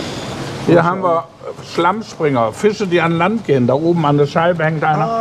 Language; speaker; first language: German; native; German